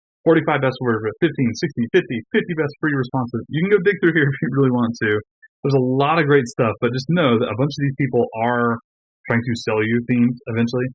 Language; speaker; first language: English; native; English